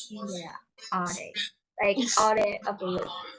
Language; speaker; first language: English; non-native, learner; Vietnamese